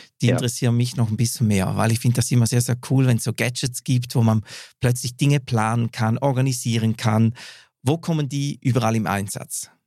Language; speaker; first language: German; native; German